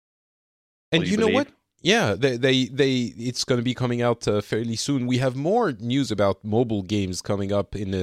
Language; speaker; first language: English; non-native, fluent; French